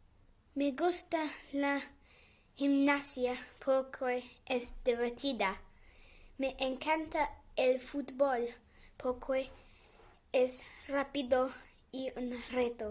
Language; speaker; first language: Spanish; non-native, learner; English